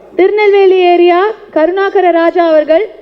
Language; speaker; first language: Tamil; native; Tamil